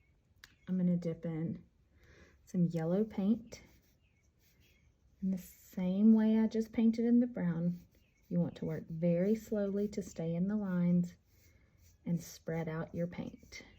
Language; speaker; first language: English; native; English